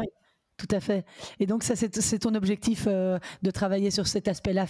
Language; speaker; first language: French; native; French